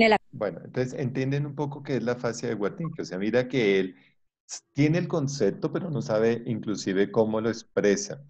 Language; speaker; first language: Spanish; native; Spanish